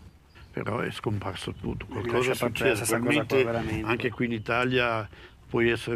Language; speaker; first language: Italian; native; Italian